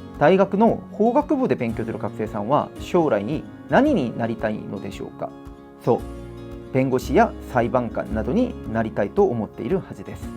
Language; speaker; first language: Japanese; non-native, fluent; Korean